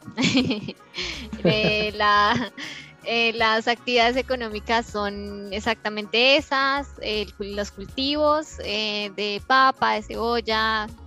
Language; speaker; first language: Spanish; native; Spanish